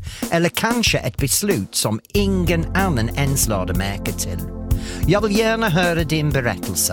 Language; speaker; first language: Swedish; non-native, fluent; English